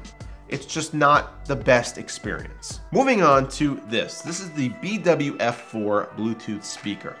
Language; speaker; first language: English; native; English